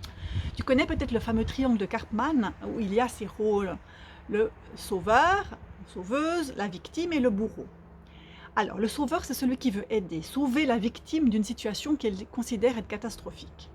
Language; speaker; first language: French; native; French